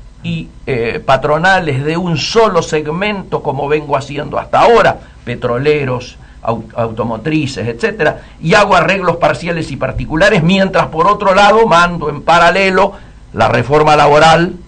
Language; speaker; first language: Spanish; native; Spanish